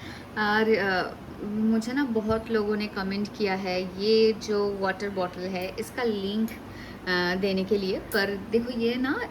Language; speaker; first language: Hindi; non-native, local second language; Bangla